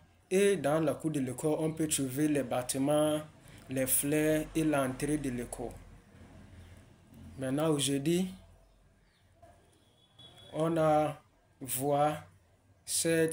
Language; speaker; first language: French; non-native, learner; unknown